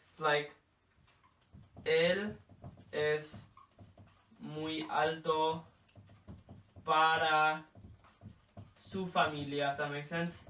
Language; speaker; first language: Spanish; non-native, learner; English